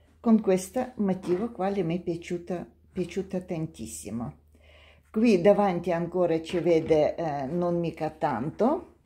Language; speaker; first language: Italian; non-native, learner; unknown